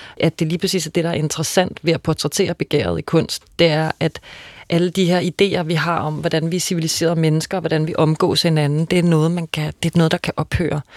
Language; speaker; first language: Danish; native; Danish